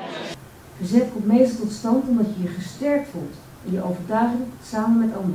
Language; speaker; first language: Dutch; native; Dutch